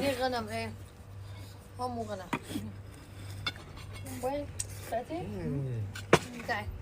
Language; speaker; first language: Arabic; native; Arabic